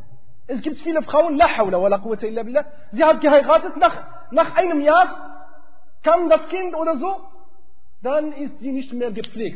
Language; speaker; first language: German; non-native, fluent; Arabic